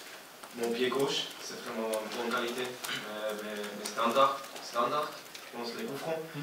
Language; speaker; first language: French; non-native, learner; German